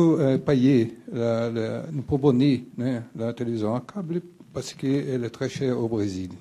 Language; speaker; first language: French; non-native, fluent; Portuguese